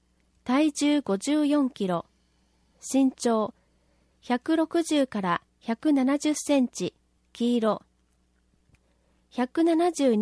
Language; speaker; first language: Japanese; native; Japanese